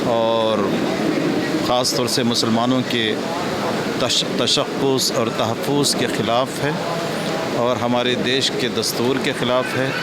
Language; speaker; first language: Urdu; native; Urdu